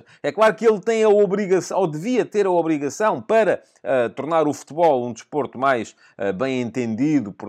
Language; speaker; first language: Portuguese; native; Portuguese